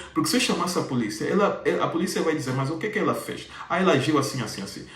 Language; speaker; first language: Portuguese; native; Portuguese